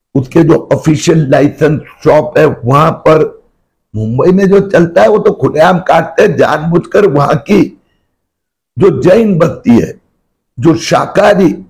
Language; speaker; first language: Hindi; non-native, local second language; Marathi